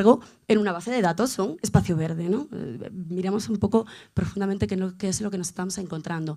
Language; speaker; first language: Spanish; native; Spanish